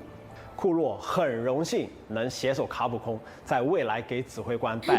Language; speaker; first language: Chinese; native; Chinese